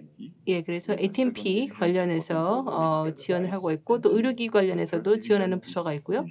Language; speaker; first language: Korean; native; Korean